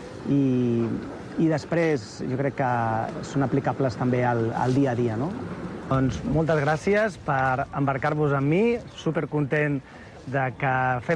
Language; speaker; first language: Catalan; native; Catalan